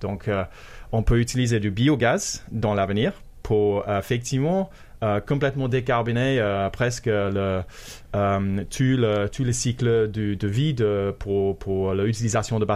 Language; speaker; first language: French; non-native, fluent; English